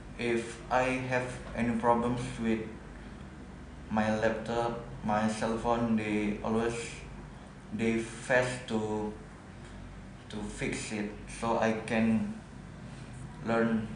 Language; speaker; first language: English; non-native, learner; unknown